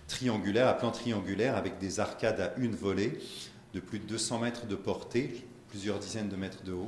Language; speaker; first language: French; native; French